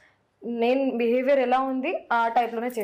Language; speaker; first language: Telugu; non-native, fluent; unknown